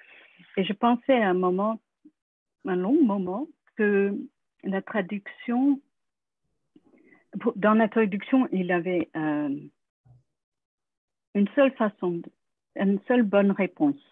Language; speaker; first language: French; non-native, fluent; English